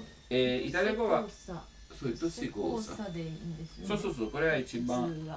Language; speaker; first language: Japanese; non-native, learner; Italian